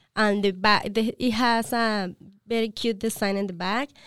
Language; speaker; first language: English; non-native, learner; Spanish